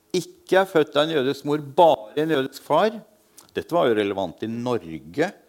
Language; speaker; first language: Norwegian; non-native, fluent; Hungarian